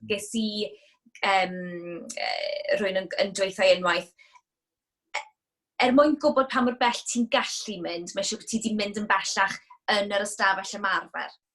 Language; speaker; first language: Welsh; native; Welsh